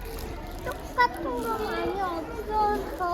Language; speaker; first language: Korean; early bilingual, heritage; Korean